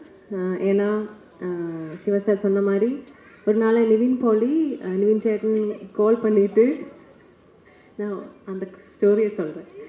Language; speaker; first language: Tamil; non-native, learner; Malayalam